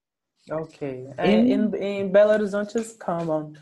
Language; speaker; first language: English; non-native, learner; Portuguese